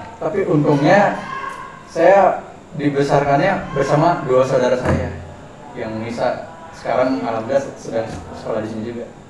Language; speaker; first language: Indonesian; native; Indonesian